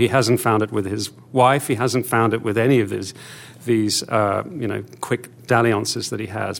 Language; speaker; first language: English; native; English